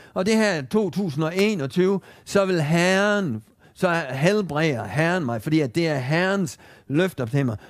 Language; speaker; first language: Danish; native; Danish